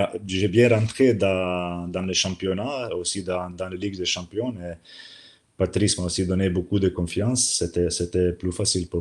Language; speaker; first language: French; non-native, learner; Slovenian